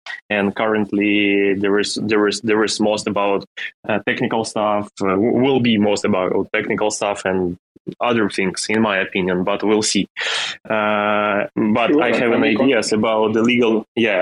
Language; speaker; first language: English; non-native, fluent; Ukrainian